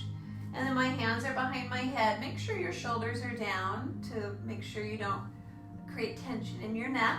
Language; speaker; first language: English; native; English